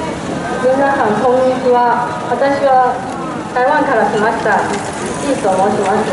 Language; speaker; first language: Japanese; non-native, learner; Chinese